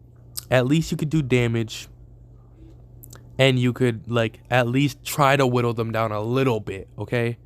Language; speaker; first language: English; native; English